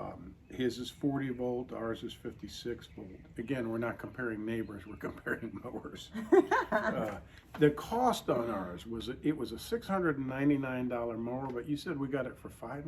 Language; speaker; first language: English; native; English